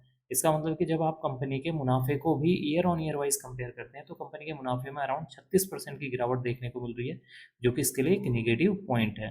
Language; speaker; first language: Hindi; native; Hindi